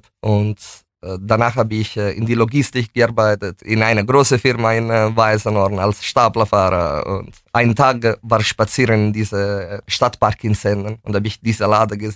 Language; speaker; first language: German; non-native, fluent; Italian